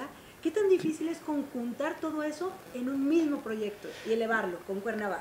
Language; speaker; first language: Spanish; native; Spanish